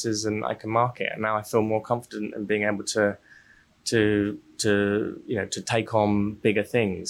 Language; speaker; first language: English; native; English